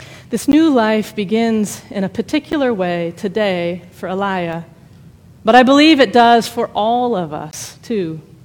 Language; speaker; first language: English; native; English